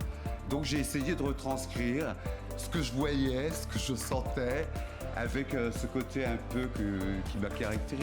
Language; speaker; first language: French; native; French